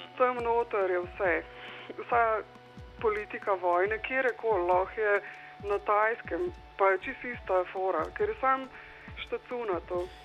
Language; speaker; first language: Slovenian; early bilingual, other home language; Serbian